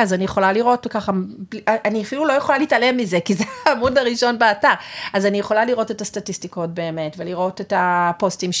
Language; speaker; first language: Hebrew; native; Hebrew